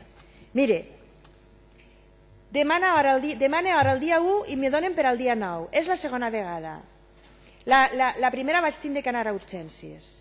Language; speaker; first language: Catalan; native; Catalan